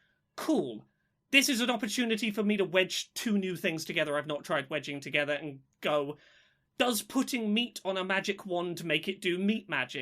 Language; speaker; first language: English; native; English